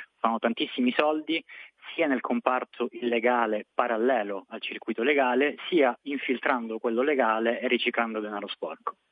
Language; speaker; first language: Italian; native; Italian